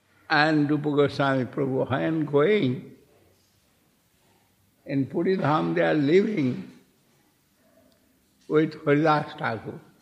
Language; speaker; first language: English; non-native, local second language; Bangla